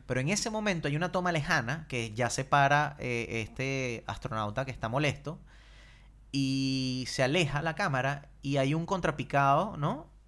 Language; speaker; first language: Spanish; native; Spanish